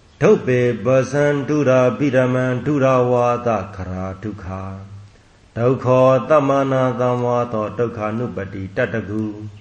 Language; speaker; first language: Chinese; non-native, fluent; Burmese